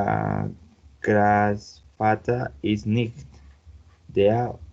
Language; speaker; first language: German; non-native, learner; Spanish